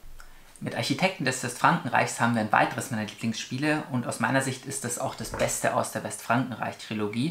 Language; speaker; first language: German; native; German